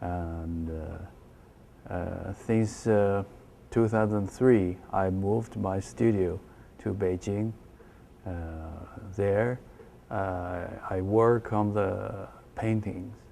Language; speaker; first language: English; non-native, learner; Chinese